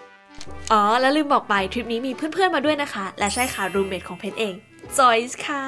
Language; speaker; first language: Thai; native; Thai